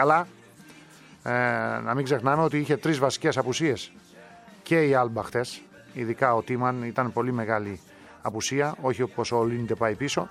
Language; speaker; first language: Greek; native; Greek